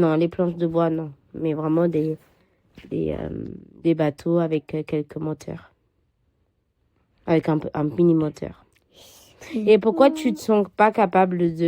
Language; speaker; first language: French; non-native, fluent; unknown